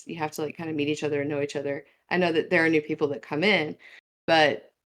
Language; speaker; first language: English; native; English